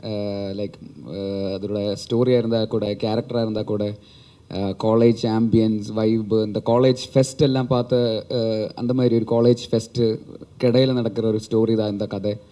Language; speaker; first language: Tamil; non-native, learner; Malayalam